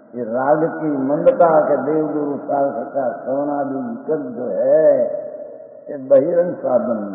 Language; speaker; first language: Hindi; non-native, local second language; Gujarati